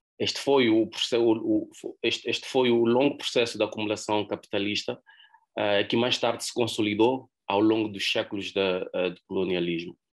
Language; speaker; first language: Portuguese; native; Portuguese